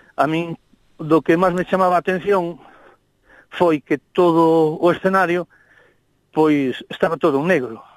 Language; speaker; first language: Galician; non-native, local second language; Spanish